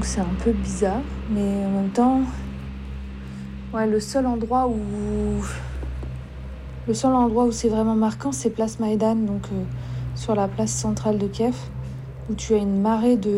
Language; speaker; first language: French; native; French